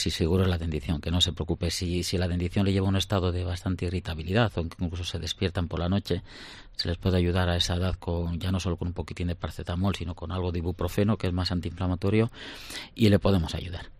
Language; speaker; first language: Spanish; native; Spanish